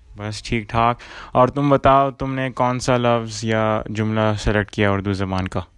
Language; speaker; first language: Urdu; early bilingual, heritage; Urdu